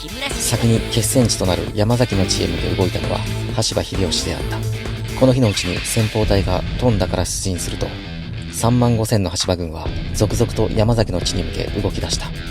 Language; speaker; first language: Japanese; native; Japanese